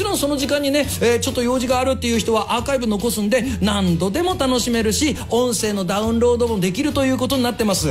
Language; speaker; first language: Japanese; native; Japanese